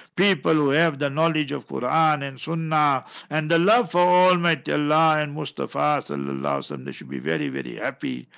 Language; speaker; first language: English; native; English